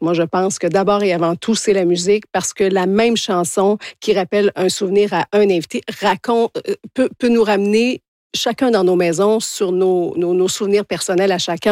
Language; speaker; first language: French; native; French